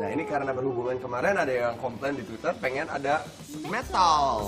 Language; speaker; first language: Indonesian; native; Indonesian